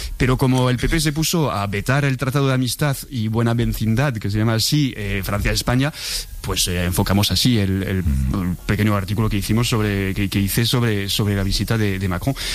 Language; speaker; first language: Spanish; non-native, fluent; French